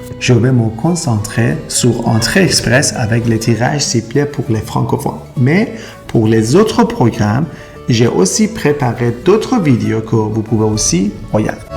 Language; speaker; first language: French; non-native, fluent; Persian